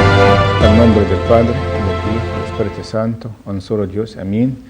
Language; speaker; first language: Spanish; non-native, learner; Arabic